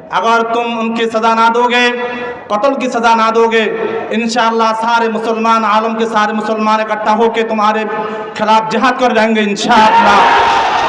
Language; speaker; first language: Urdu; non-native, fluent; Bangla